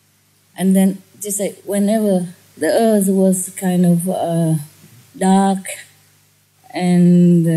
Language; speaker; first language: English; non-native, fluent; Vietnamese